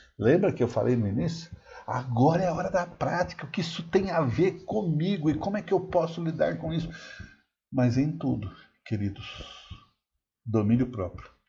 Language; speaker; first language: Portuguese; native; Portuguese